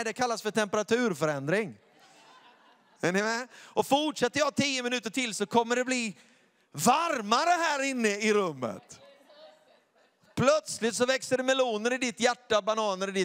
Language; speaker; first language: Swedish; native; Swedish